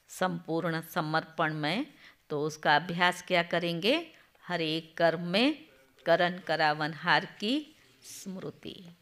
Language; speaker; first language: Hindi; non-native, local second language; Gujarati